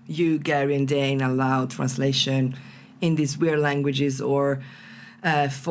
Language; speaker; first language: English; non-native, fluent; Italian